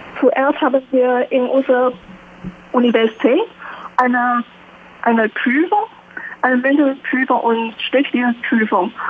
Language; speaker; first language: German; non-native, learner; Chinese